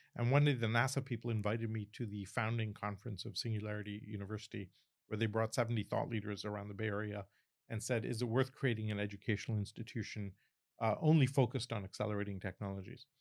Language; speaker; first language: English; early bilingual, other home language; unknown